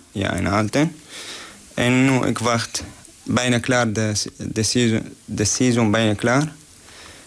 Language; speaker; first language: Dutch; non-native, learner; Arabic